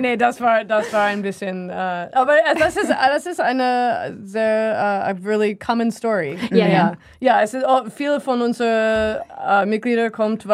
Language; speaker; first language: German; non-native, learner; English